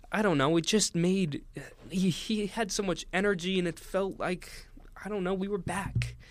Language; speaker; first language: English; native; English